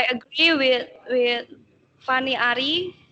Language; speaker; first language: English; non-native, learner; Indonesian